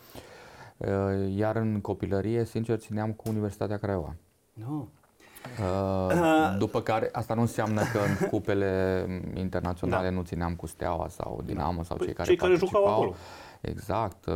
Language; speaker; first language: Romanian; non-native, local second language; Hungarian